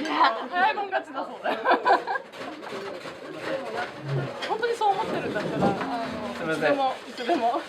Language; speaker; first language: Japanese; native; Japanese